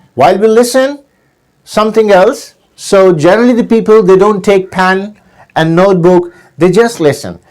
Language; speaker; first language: English; non-native, local second language; Urdu